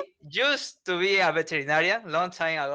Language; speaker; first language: English; non-native, learner; Spanish